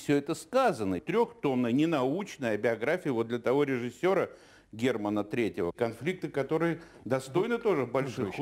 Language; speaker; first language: Russian; native; Russian